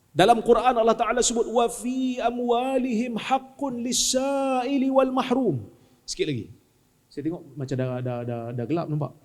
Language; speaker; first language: Malay; native; Malay